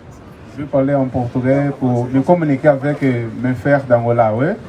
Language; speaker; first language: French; non-native, learner; Portuguese